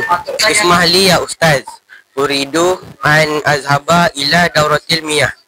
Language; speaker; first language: Arabic; non-native, learner; Malay